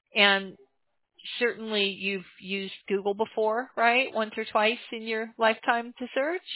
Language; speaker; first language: English; native; English